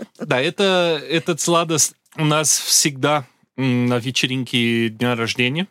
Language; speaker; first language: Russian; non-native, learner; Portuguese